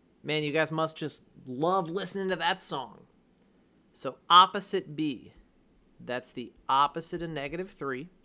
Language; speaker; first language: English; native; English